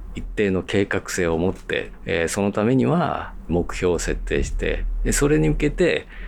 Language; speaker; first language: Japanese; native; Japanese